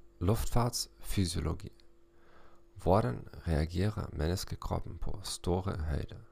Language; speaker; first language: Norwegian; non-native, learner; German